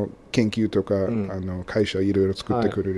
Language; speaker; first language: Japanese; non-native, learner; English